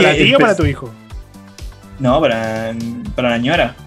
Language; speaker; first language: Spanish; native; Spanish